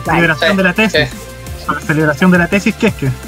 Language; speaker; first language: Spanish; native; Spanish